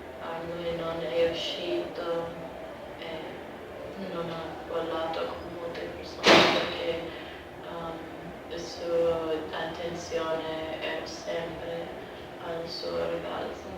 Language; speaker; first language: Italian; non-native, learner; English